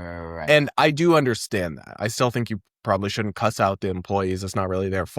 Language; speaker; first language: English; native; English